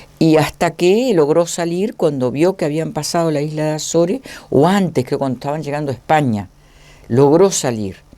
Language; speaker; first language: Spanish; native; Spanish